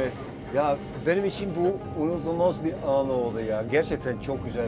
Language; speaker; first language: Turkish; non-native, fluent; Dutch